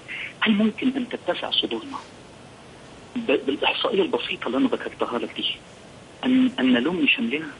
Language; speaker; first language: Arabic; native; Arabic